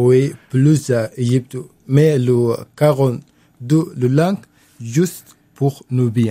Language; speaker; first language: French; non-native, learner; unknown